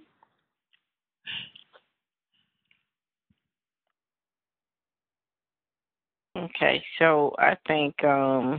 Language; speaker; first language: English; native; English